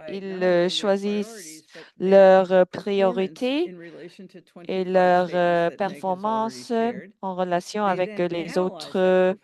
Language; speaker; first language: French; non-native, fluent; English